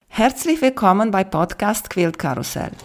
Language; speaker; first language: German; non-native, fluent; Romanian